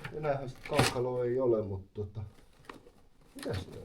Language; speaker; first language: Finnish; native; Finnish